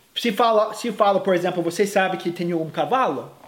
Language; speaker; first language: Portuguese; non-native, fluent; English